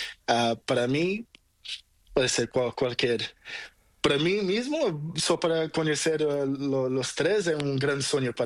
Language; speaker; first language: Spanish; non-native, learner; Portuguese